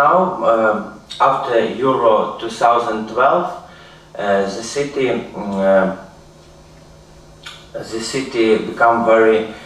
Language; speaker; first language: English; non-native, learner; Ukrainian